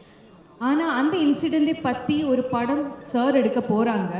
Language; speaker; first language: Tamil; non-native, fluent; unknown